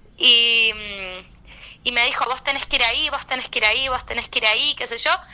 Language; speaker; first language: Spanish; native; Spanish